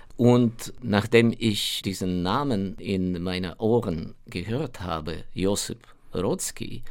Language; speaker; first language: German; non-native, fluent; Ukrainian